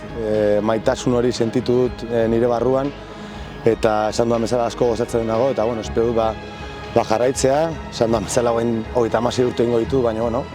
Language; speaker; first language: Basque; non-native, local second language; Spanish